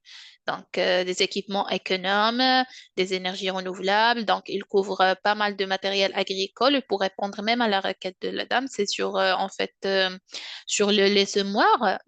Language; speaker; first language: French; non-native, local second language; Arabic